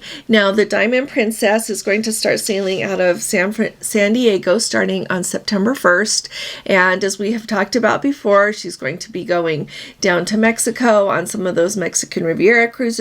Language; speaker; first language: English; native; English